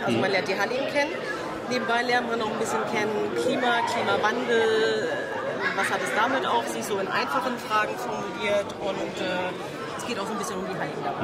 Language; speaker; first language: German; native; German